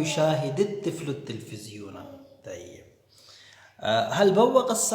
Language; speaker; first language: Arabic; non-native, fluent; Urdu